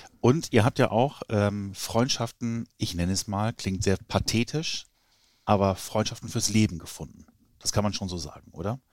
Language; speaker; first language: German; native; German